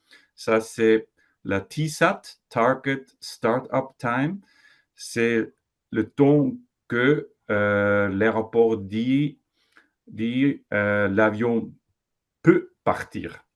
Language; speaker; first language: French; non-native, fluent; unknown